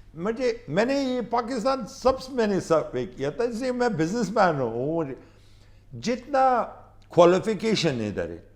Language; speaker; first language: Urdu; non-native, fluent; Pashto